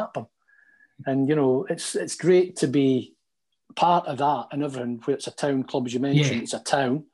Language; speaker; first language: English; native; English